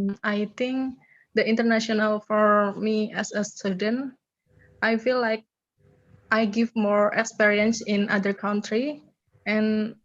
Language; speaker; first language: English; non-native, learner; Indonesian